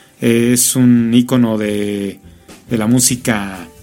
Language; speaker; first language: Spanish; native; Spanish